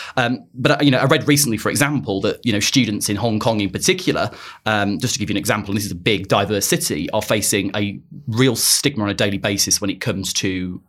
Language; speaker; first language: English; native; English